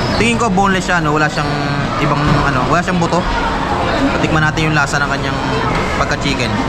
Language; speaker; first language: Filipino; native; Filipino